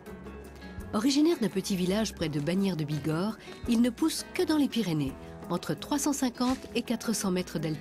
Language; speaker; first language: French; native; French